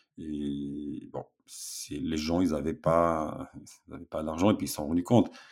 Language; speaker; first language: French; non-native, fluent; Romanian